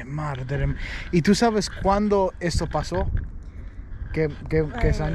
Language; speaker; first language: Spanish; non-native, learner; English